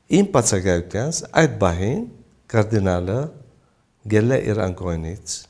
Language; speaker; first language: Armenian; early bilingual, heritage; Armenian